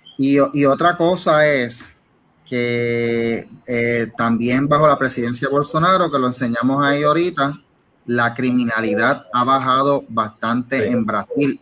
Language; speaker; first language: Spanish; native; Spanish